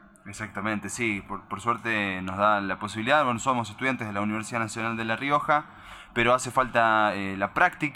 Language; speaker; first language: Spanish; native; Spanish